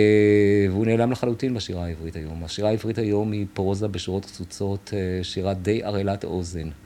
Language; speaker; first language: Hebrew; native; Hebrew